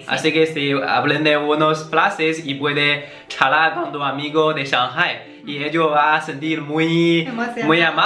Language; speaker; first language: Spanish; non-native, learner; Chinese